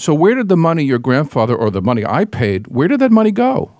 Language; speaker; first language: English; native; English